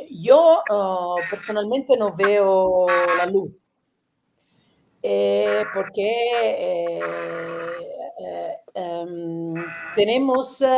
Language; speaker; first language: Spanish; non-native, learner; Italian